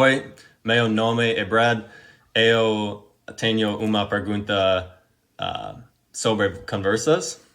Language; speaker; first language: Portuguese; non-native, learner; English